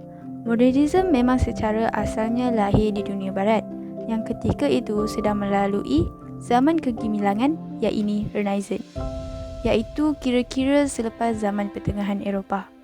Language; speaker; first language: Malay; native; Malay